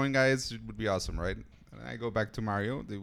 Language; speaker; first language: English; non-native, fluent; Spanish